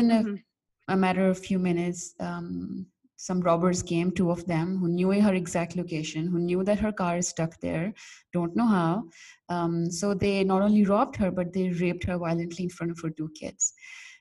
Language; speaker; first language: English; non-native, local second language; Urdu